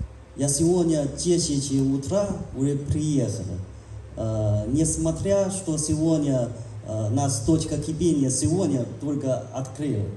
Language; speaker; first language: Russian; non-native, learner; Chinese